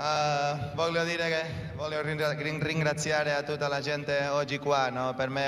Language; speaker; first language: Italian; non-native, fluent; Spanish